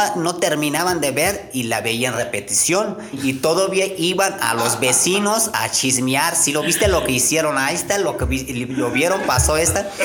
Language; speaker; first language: Spanish; non-native, learner; Turkish